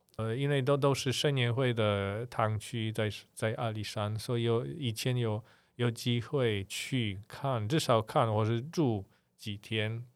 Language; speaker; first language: Chinese; non-native, fluent; Polish